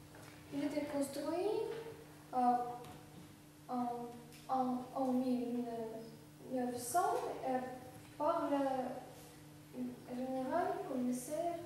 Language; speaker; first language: French; non-native, learner; Russian